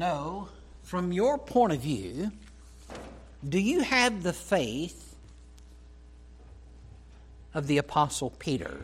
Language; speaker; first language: English; native; English